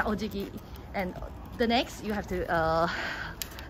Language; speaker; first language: English; non-native, fluent; Chinese